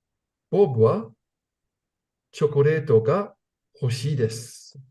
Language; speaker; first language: Japanese; non-native, learner; English